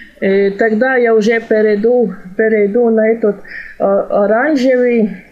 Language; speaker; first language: Russian; non-native, fluent; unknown